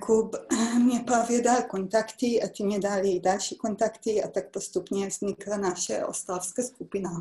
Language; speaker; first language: Czech; non-native, fluent; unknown